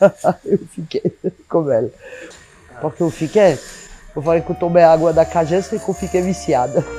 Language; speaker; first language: Portuguese; native; Portuguese